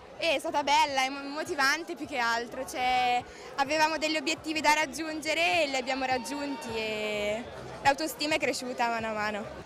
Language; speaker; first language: Italian; native; Italian